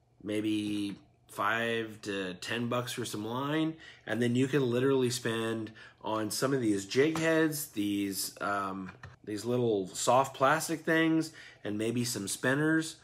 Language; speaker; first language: English; native; English